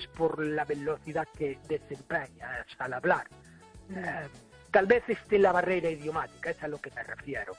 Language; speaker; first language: Spanish; non-native, fluent; English